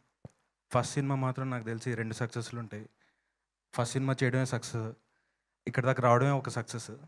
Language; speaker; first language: Telugu; native; Telugu